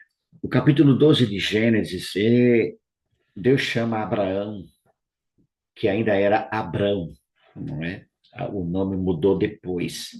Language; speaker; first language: Portuguese; native; Portuguese